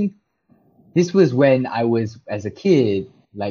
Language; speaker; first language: English; non-native, local second language; Malay